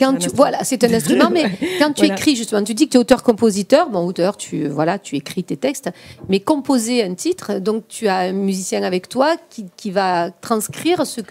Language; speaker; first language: French; native; French